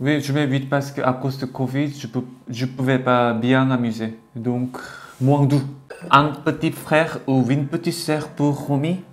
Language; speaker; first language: French; non-native, learner; Korean